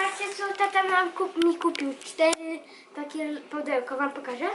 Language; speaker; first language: Polish; early bilingual, heritage; Polish